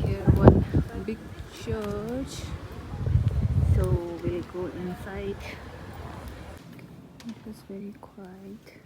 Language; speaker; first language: English; non-native, learner; Tibetan